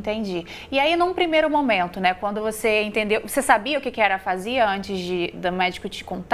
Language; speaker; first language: Portuguese; native; Portuguese